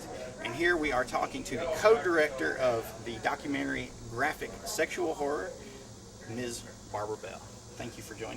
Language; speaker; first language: English; native; English